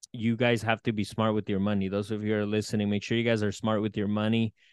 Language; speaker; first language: English; early bilingual, other home language; Spanish